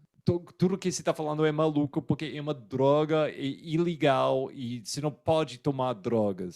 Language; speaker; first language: Portuguese; non-native, fluent; English